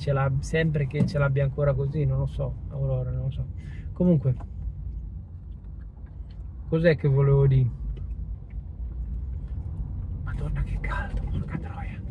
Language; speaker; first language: Italian; native; Italian